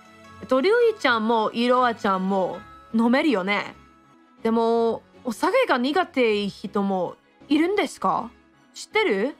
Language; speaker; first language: Japanese; non-native, fluent; English